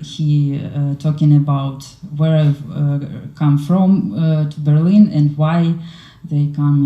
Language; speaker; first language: English; non-native, learner; Ukrainian